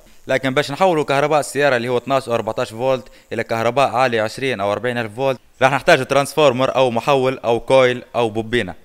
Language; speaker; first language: Arabic; native; Arabic